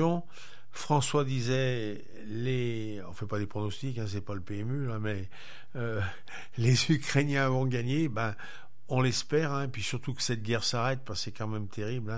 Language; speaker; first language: French; native; French